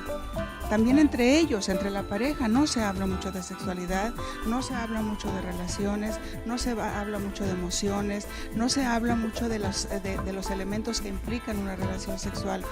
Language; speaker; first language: Spanish; native; Spanish